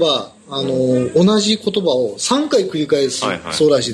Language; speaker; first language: Japanese; native; Japanese